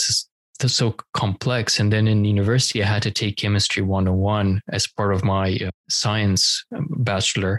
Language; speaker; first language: English; non-native, fluent; Romanian